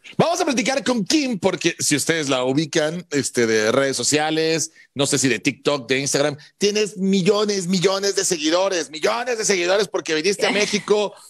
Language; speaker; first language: Spanish; native; Spanish